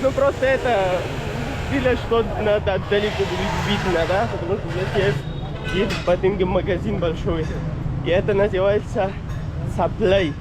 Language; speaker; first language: Russian; non-native, learner; Pashto